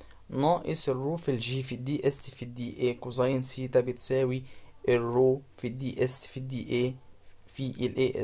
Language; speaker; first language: Arabic; native; Arabic